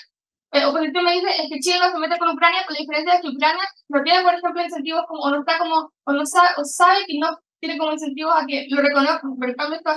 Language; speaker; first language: Spanish; native; Spanish